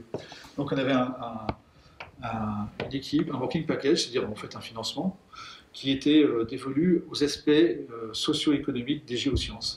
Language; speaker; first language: French; native; French